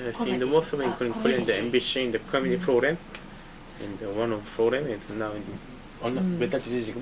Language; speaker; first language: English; non-native, learner; Korean